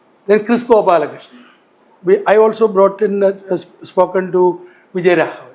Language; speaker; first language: English; non-native, local second language; Malayalam